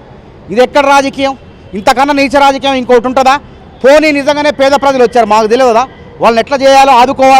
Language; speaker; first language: Telugu; native; Telugu